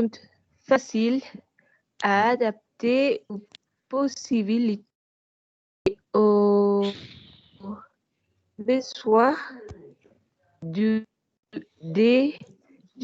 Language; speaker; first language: French; non-native, learner; Spanish